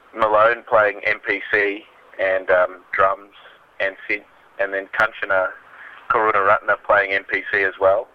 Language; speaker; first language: English; native; English